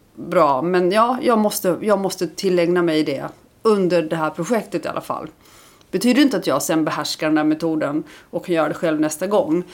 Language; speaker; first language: Swedish; early bilingual, other home language; Icelandic